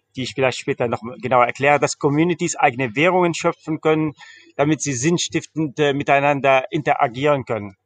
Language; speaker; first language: German; early bilingual, heritage; Arabic